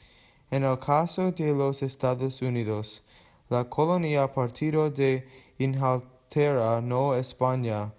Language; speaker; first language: Spanish; non-native, learner; English